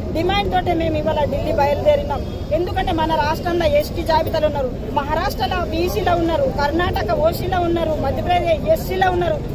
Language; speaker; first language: Telugu; non-native, local second language; Gondi